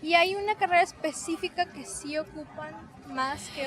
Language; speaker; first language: Spanish; early bilingual, heritage; Spanish